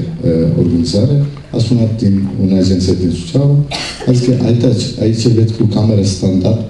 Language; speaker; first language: Romanian; non-native, learner; Turkish